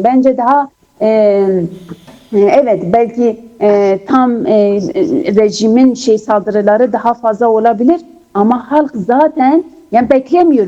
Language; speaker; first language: Turkish; non-native, fluent; Kurdish